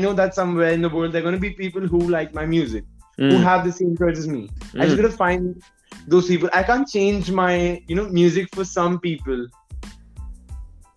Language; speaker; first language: English; non-native, local second language; Hindi